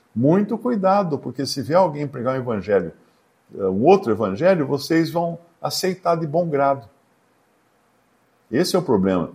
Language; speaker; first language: Portuguese; native; Portuguese